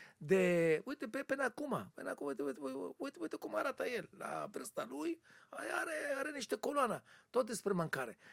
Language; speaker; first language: Romanian; non-native, learner; Hebrew